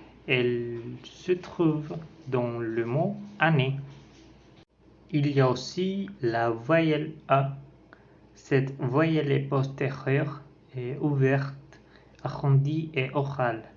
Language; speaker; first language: French; non-native, learner; Spanish